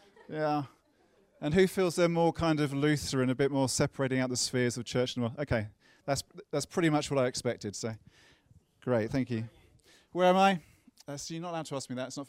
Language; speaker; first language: English; native; English